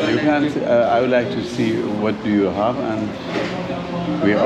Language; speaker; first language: English; non-native, learner; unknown